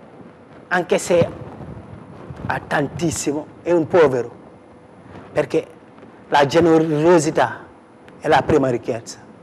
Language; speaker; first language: Italian; non-native, fluent; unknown